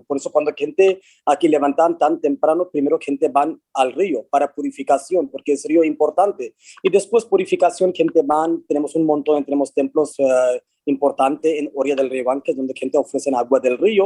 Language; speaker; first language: Spanish; non-native, fluent; Hindi